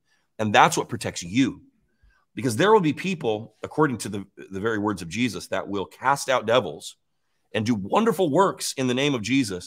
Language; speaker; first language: English; native; English